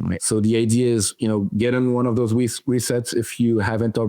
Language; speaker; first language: English; non-native, fluent; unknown